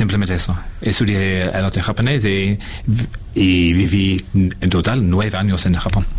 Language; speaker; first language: Spanish; non-native, learner; English